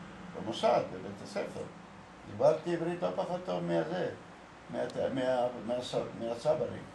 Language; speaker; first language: Hebrew; early bilingual, other home language; Polish